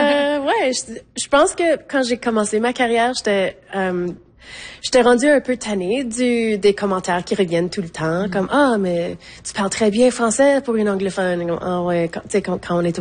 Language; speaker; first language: French; native; French